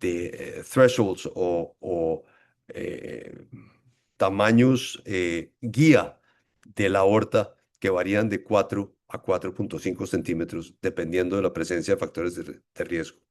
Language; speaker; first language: Spanish; native; Spanish